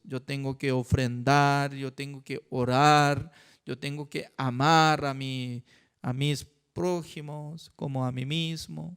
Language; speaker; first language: Spanish; non-native, fluent; Korean